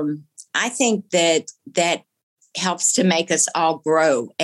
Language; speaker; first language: English; native; English